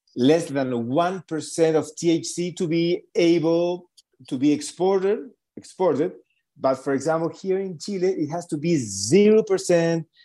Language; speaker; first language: English; non-native, fluent; Spanish